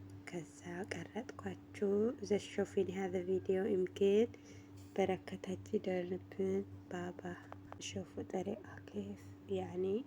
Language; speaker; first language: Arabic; non-native, learner; Amharic